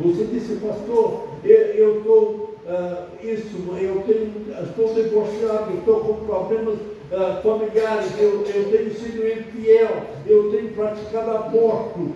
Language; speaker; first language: Portuguese; non-native, fluent; English